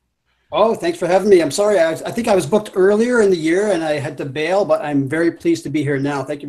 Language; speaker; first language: English; native; English